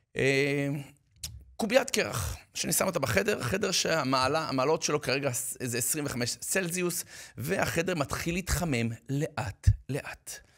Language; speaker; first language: Hebrew; native; Hebrew